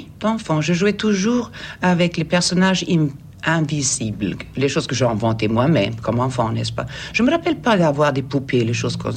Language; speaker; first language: French; non-native, fluent; Swedish